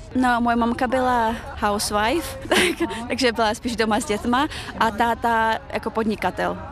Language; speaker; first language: Czech; early bilingual, other home language; Chechen